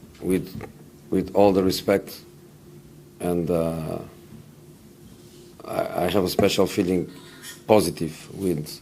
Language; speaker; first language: English; non-native, fluent; Portuguese